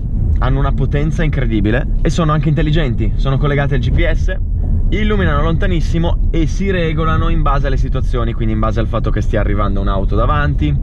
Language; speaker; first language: Italian; native; Italian